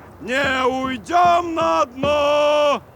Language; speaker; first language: Russian; native; Russian